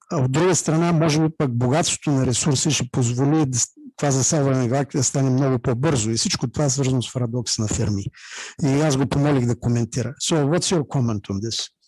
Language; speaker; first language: Bulgarian; native; Bulgarian